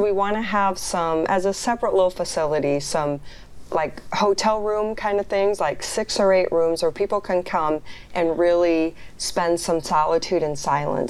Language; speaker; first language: English; native; English